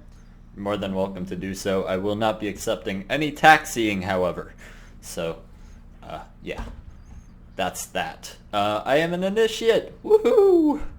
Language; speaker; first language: English; native; English